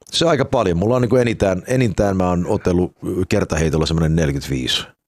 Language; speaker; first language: Finnish; early bilingual, heritage; Finnish